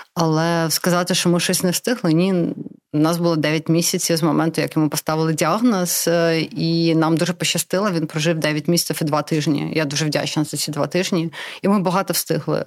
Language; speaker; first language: Ukrainian; non-native, local second language; Russian